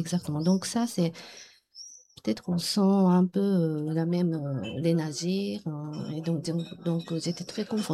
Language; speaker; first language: French; non-native, learner; Japanese